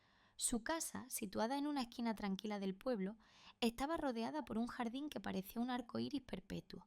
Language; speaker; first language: Spanish; native; Spanish